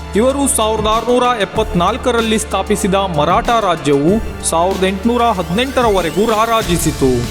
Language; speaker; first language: Kannada; native; Kannada